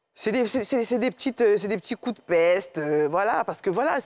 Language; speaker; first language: French; native; French